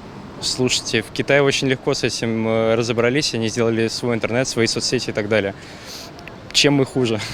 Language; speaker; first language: Russian; native; Russian